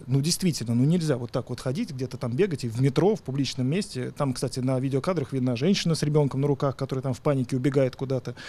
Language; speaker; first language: Russian; native; Russian